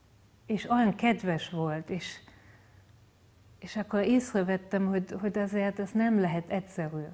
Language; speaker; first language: Hungarian; non-native, fluent; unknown